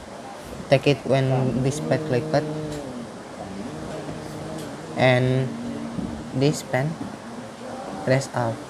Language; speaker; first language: English; non-native, learner; Indonesian